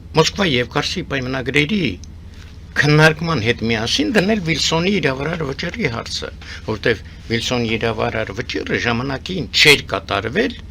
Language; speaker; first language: Armenian; early bilingual, heritage; Armenian